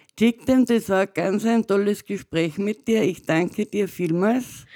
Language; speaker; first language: German; native; German